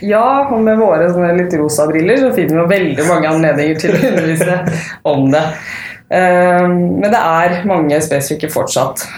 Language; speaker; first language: Norwegian; native; Norwegian